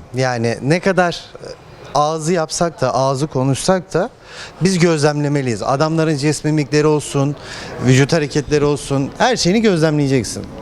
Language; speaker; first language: Turkish; native; Turkish